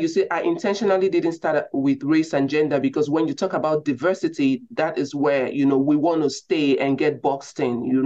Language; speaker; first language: English; non-native, local second language; Igbo